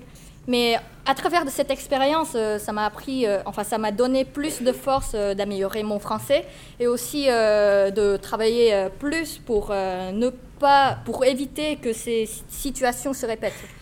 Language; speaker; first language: French; non-native, fluent; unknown